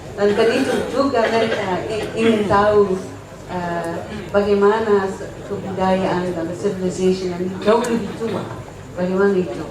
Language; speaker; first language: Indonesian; non-native, fluent; Dutch